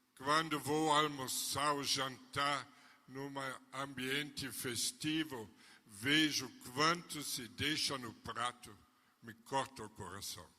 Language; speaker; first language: Portuguese; non-native, fluent; German